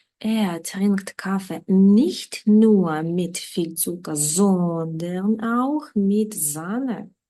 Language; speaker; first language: German; non-native, fluent; Ukrainian